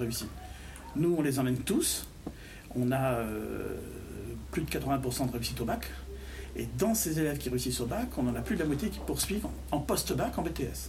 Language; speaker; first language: French; native; French